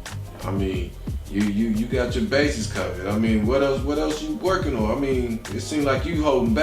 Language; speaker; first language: English; native; English